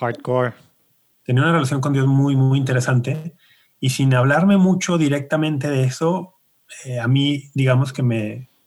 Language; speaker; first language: Spanish; native; Spanish